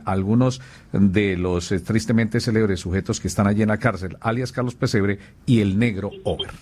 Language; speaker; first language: Spanish; native; Spanish